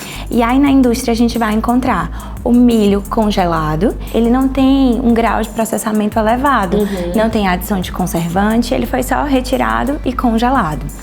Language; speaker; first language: Portuguese; native; Portuguese